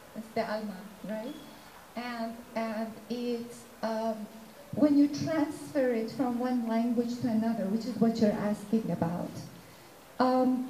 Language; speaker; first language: English; native; English